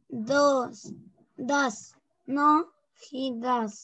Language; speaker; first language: English; non-native, learner; Spanish